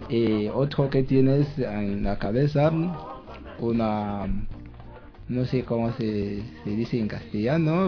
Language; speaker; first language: Spanish; non-native, learner; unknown